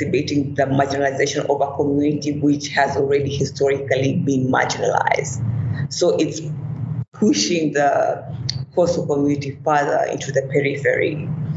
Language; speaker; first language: English; non-native, local second language; Swahili